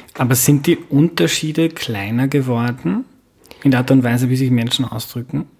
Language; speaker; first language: German; native; German